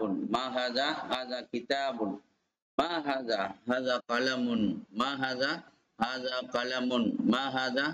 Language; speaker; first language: Arabic; non-native, fluent; Tamil